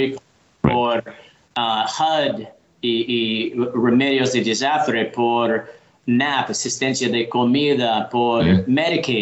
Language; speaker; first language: Spanish; non-native, learner; English